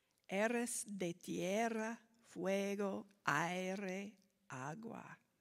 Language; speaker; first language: Spanish; non-native, learner; English